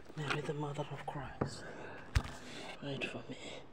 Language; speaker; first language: English; non-native, local second language; Ibibio